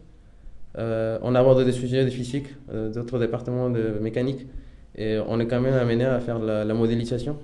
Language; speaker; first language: French; non-native, fluent; Spanish